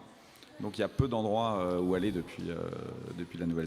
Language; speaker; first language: French; native; French